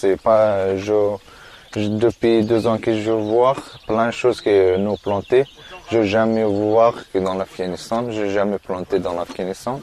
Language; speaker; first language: French; non-native, learner; Persian